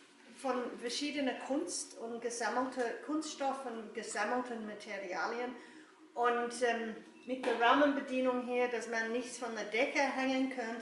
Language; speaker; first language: German; non-native, learner; English